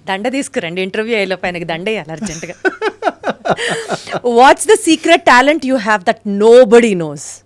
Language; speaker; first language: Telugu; native; Telugu